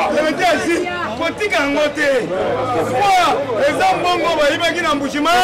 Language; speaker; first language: Lingala; native; Lingala